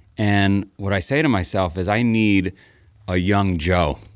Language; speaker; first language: English; native; English